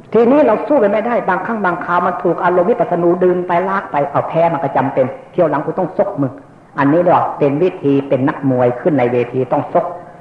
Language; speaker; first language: Thai; native; Thai